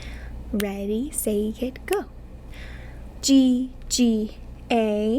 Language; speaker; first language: English; native; English